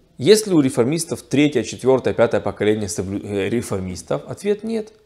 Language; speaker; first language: Russian; early bilingual, heritage; Russian